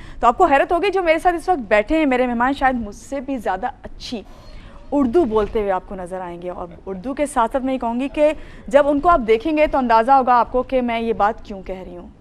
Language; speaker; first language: Urdu; native; Urdu